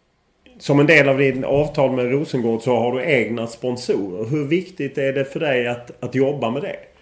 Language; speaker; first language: Swedish; native; Swedish